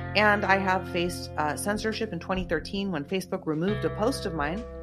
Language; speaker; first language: English; native; English